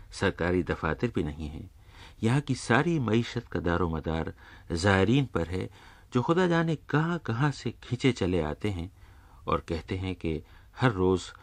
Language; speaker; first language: Urdu; native; Urdu